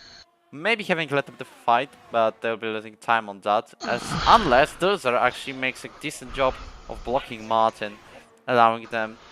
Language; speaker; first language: English; non-native, fluent; Polish